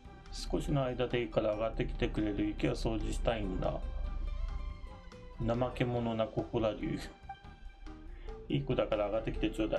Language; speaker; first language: Japanese; native; Japanese